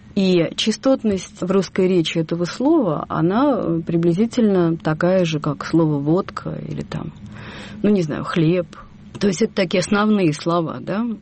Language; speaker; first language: Russian; native; Russian